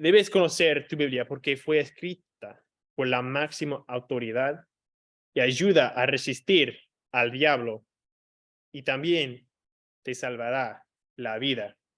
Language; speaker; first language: Spanish; non-native, fluent; English